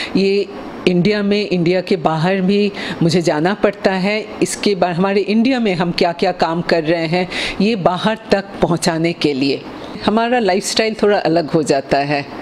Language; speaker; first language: Hindi; non-native, local second language; Bangla